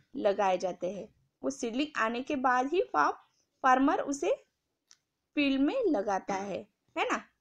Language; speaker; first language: Hindi; non-native, local second language; Marathi